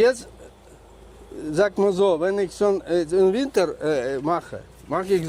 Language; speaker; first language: German; non-native, learner; Russian